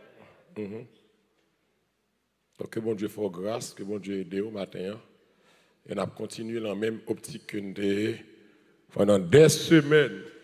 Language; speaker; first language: French; non-native, learner; Haitian Creole